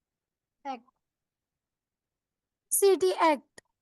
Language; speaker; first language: English; non-native, learner; Hindi